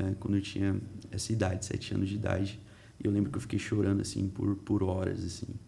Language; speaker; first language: Portuguese; early bilingual, heritage; Portuguese